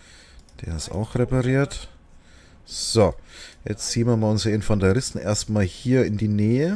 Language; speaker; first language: German; native; German